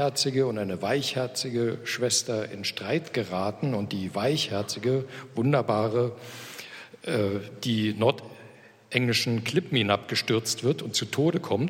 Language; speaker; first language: German; native; German